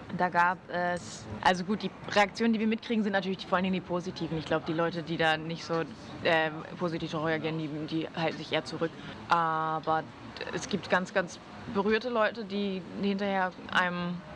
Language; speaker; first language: German; native; German